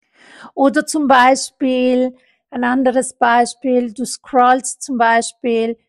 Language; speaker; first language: German; non-native, fluent; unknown